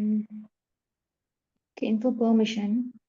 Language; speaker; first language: English; non-native, learner; Tamil